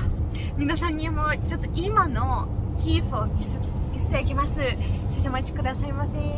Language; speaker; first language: Japanese; non-native, fluent; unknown